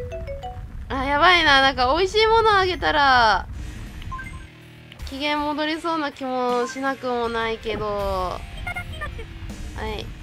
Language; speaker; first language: Japanese; native; Japanese